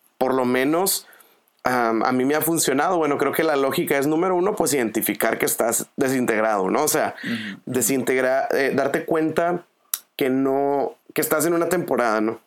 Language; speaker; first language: Spanish; native; Spanish